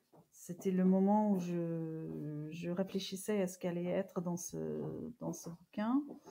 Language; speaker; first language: French; non-native, fluent; English